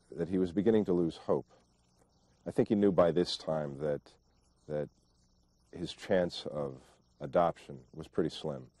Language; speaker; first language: English; native; English